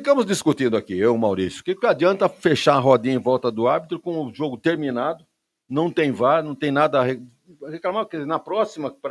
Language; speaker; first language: Portuguese; native; Portuguese